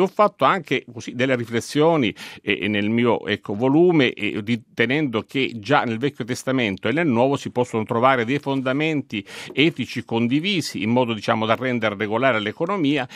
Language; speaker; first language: Italian; native; Italian